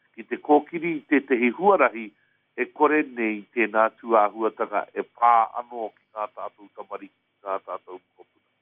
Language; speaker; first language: Māori; native; Māori